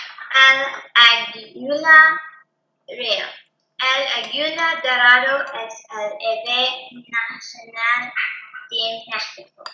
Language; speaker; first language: Spanish; non-native, learner; English